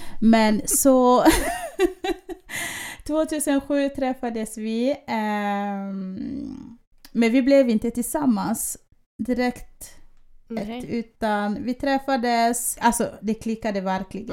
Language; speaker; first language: Swedish; early bilingual, other home language; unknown